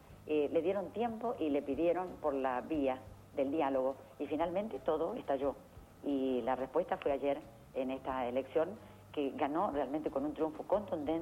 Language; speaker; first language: Spanish; native; Spanish